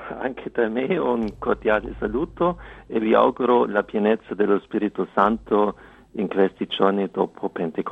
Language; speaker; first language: Italian; non-native, fluent; German